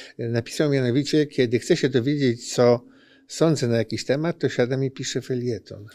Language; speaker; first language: Polish; native; Polish